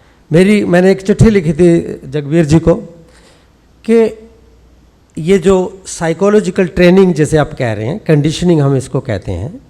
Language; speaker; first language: Hindi; native; Hindi